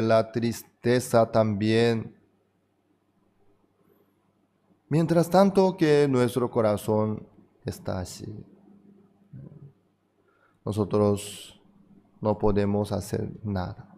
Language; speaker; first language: Spanish; non-native, fluent; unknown